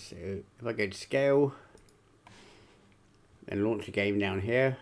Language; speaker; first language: English; native; English